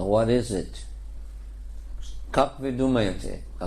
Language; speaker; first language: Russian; non-native, learner; English